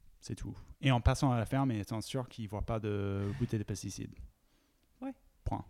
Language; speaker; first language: French; non-native, fluent; English